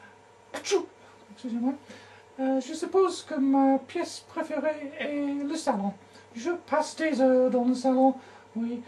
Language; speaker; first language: French; non-native, learner; English